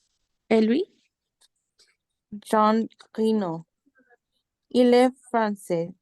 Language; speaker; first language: French; non-native, learner; Spanish